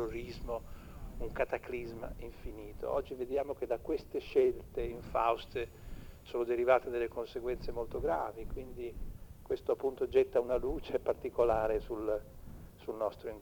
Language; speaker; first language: Italian; native; Italian